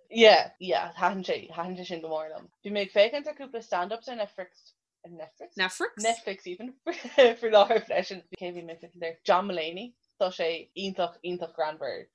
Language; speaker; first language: Irish; non-native, local second language; English